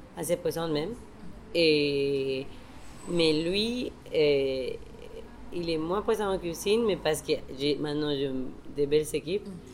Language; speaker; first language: French; non-native, fluent; Spanish